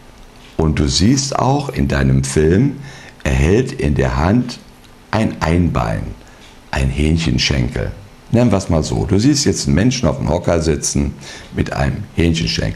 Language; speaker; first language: German; native; German